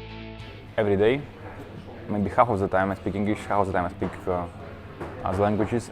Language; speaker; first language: English; non-native, fluent; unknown